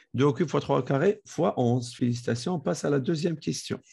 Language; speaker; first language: French; non-native, local second language; Arabic